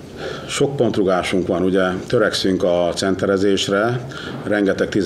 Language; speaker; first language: Hungarian; native; Hungarian